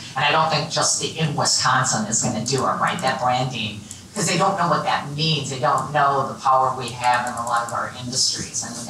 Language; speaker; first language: English; native; English